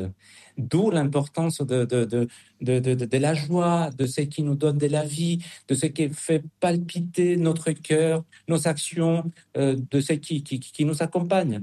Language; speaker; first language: French; non-native, fluent; Spanish